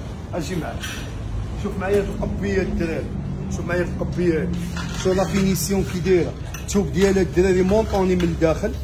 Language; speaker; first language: Arabic; native; Arabic